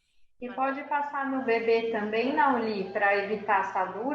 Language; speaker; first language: Portuguese; non-native, fluent; Russian